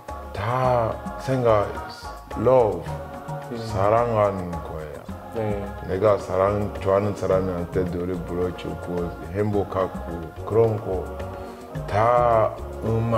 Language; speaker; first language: Korean; non-native, learner; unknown